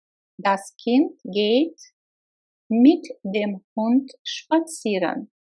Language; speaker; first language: German; non-native, fluent; Russian